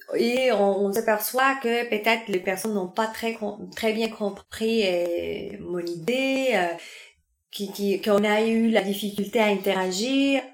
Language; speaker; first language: French; non-native, fluent; Spanish